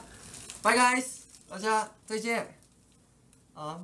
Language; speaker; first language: Chinese; early bilingual, heritage; English